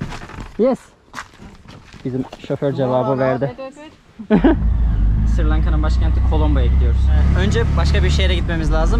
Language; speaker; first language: Turkish; native; Turkish